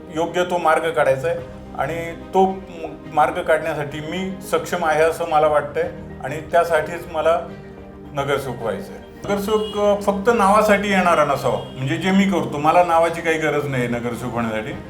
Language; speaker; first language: Marathi; native; Marathi